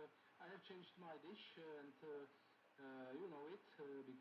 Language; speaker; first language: English; non-native, learner; Czech